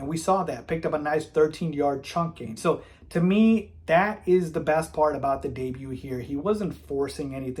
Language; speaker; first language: English; native; English